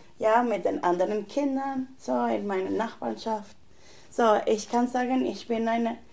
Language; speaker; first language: German; non-native, fluent; Spanish